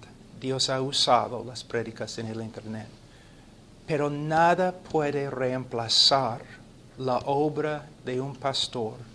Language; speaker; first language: Spanish; non-native, fluent; English